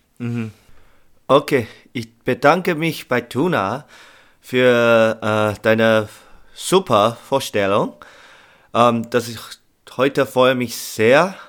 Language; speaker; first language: German; non-native, learner; Chinese